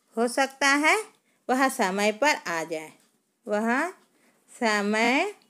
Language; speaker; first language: Hindi; non-native, local second language; Telugu